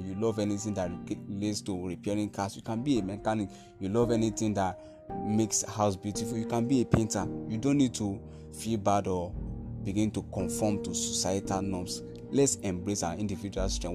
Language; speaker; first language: English; non-native, local second language; Yoruba